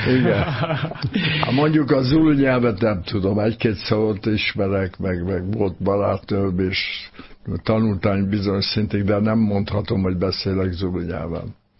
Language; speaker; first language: Hungarian; native; Hungarian